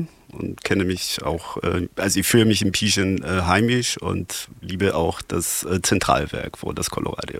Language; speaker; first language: German; non-native, fluent; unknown